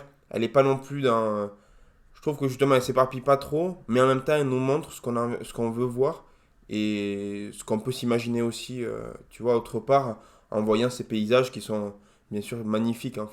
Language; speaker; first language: French; native; French